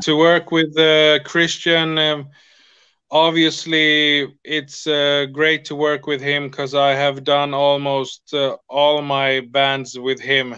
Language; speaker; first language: English; non-native, fluent; Swedish